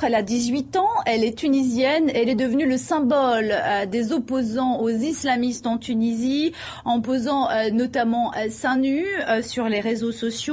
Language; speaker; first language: French; native; French